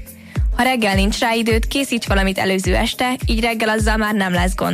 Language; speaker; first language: Hungarian; native; Hungarian